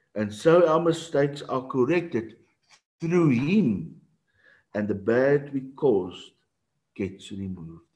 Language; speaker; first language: English; non-native, local second language; Afrikaans